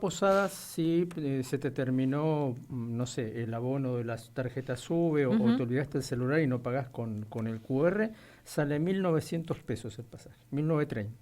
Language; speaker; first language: Spanish; native; Spanish